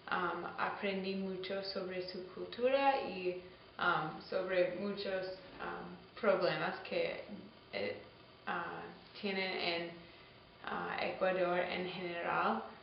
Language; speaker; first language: Spanish; non-native, learner; English